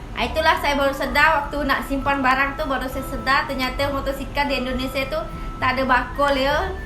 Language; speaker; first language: Malay; native; Malay